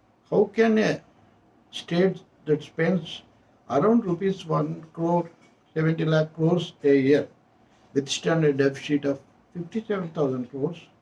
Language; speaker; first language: English; non-native, local second language; Telugu